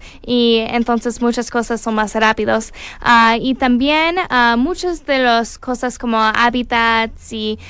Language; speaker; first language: Spanish; non-native, learner; English